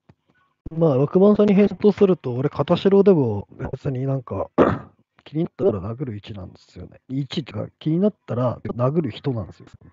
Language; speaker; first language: Japanese; native; Japanese